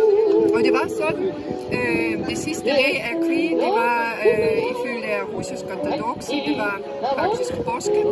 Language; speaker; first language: Danish; non-native, fluent; Russian